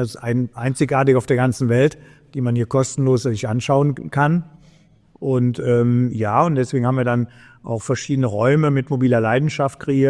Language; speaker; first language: German; native; German